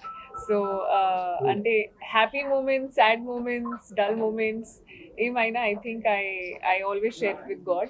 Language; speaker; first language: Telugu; non-native, learner; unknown